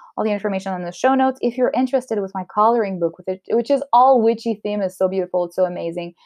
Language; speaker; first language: English; non-native, local second language; French